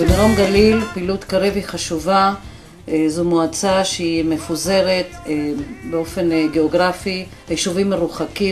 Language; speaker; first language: Hebrew; native; Hebrew